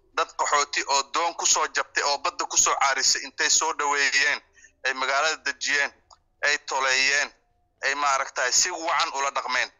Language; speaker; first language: Somali; non-native, local second language; Swahili